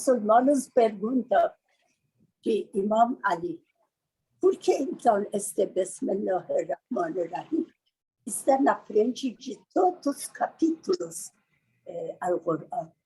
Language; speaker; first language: Portuguese; non-native, learner; Persian